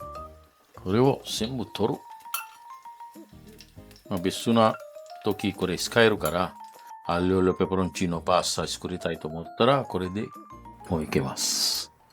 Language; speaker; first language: Japanese; non-native, fluent; Italian